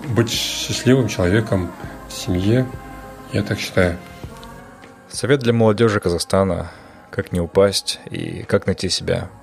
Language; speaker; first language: Russian; early bilingual, other home language; Mongolian